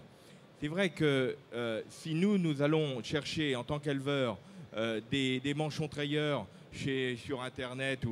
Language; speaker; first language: French; native; French